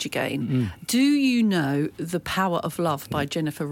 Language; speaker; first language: English; native; English